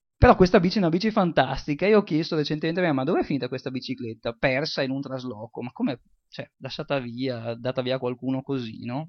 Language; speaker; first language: Italian; native; Italian